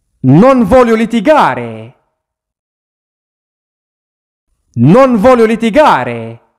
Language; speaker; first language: Italian; non-native, fluent; Arabic